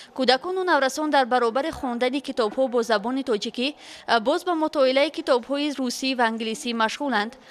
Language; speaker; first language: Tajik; non-native, local second language; Shughni